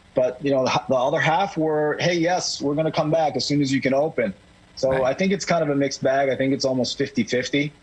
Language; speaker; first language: English; native; English